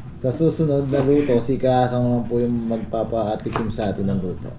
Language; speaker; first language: Filipino; non-native, local second language; Pampanga